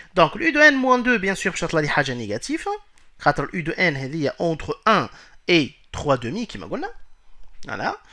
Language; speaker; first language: French; non-native, local second language; Arabic